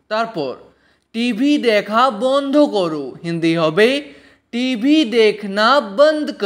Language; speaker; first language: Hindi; non-native, local second language; Bangla